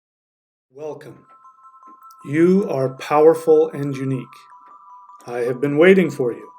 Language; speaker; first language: English; native; English